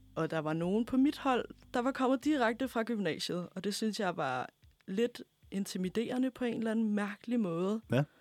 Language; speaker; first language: Danish; native; Danish